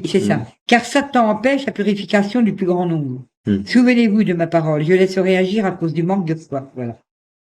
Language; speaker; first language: French; native; French